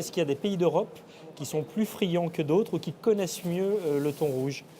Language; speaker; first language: French; native; French